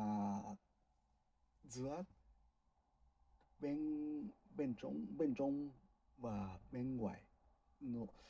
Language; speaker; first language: Vietnamese; non-native, learner; Japanese